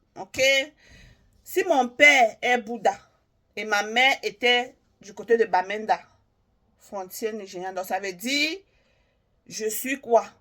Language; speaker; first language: French; native; French